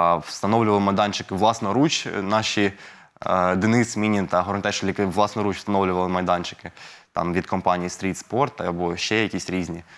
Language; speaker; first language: Ukrainian; non-native, local second language; Russian